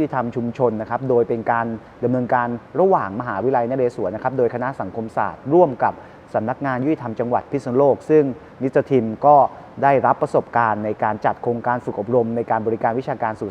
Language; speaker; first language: Thai; native; Thai